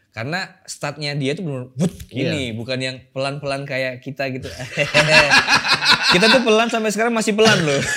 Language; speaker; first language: Indonesian; native; Indonesian